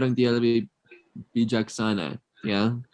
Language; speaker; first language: Indonesian; non-native, fluent; English